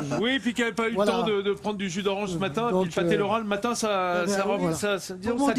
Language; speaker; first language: French; native; French